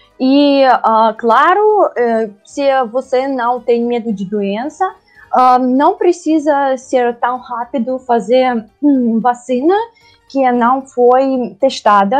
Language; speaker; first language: Portuguese; non-native, learner; Russian